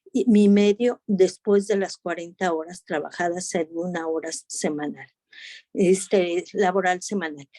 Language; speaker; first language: Spanish; native; Spanish